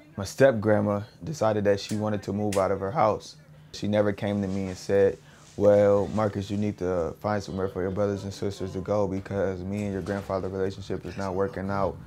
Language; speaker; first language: English; native; English